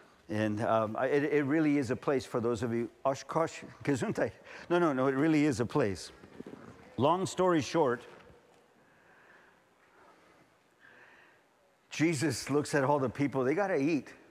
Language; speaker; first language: English; early bilingual, other home language; Spanish